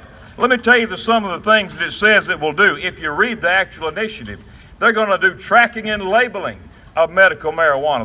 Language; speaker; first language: English; native; English